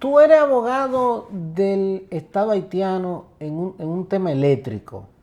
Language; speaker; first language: Spanish; native; Spanish